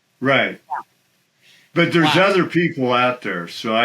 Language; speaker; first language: English; native; English